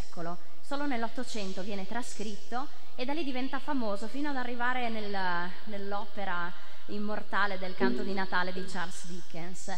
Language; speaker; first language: Italian; native; Italian